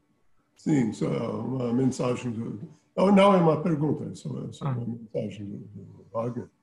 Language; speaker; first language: Portuguese; non-native, fluent; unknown